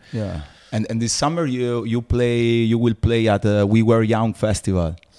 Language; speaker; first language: English; non-native, learner; Italian